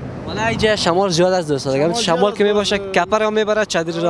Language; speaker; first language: Persian; native; Persian